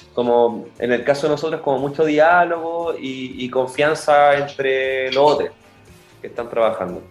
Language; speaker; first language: Spanish; native; Spanish